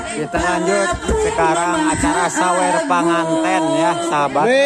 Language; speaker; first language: Indonesian; non-native, local second language; Sundanese